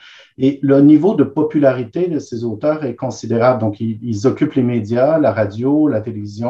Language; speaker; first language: French; native; French